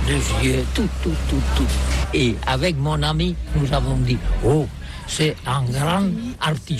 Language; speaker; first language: French; non-native, learner; Catalan